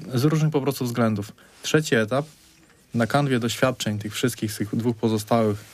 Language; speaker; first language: Polish; native; Polish